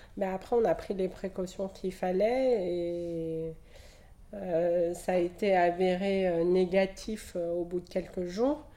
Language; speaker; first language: French; native; French